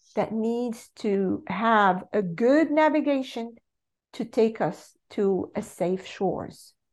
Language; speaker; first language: English; non-native, fluent; Arabic